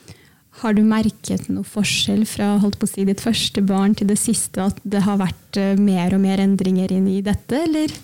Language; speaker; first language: Norwegian; native; Norwegian